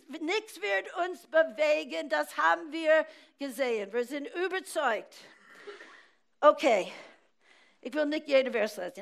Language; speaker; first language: German; non-native, fluent; English